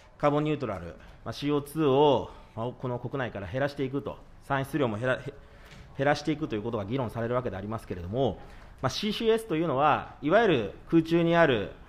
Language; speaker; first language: Japanese; native; Japanese